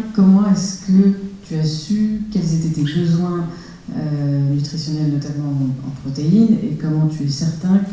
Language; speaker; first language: French; native; French